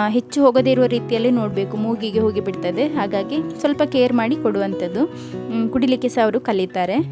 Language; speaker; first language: Kannada; non-native, local second language; Konkani